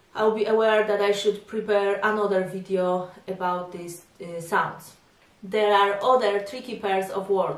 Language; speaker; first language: English; non-native, fluent; Polish